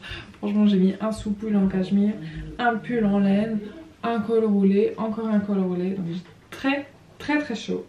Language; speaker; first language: French; native; French